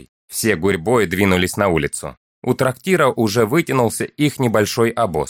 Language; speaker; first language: Russian; native; Russian